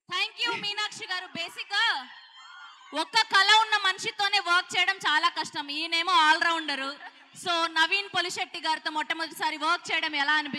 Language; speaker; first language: Telugu; native; Telugu